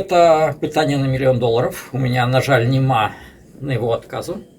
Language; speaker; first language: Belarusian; non-native, local second language; Russian